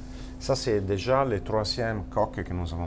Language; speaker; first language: French; non-native, fluent; Italian